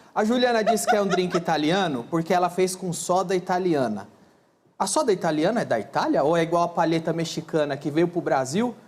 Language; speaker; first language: Portuguese; native; Portuguese